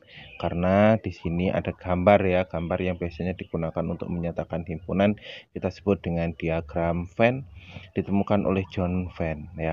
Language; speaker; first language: Indonesian; native; Indonesian